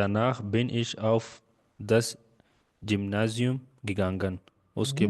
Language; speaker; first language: German; non-native, learner; Urdu